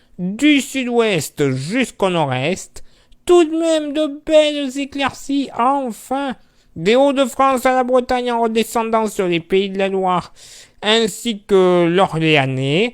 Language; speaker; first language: French; native; French